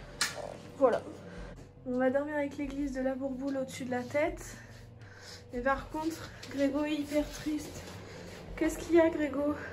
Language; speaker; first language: French; native; French